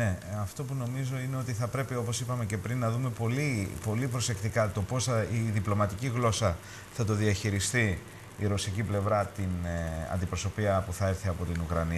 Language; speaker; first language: Greek; native; Greek